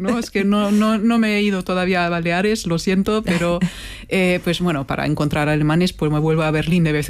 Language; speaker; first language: Spanish; non-native, fluent; German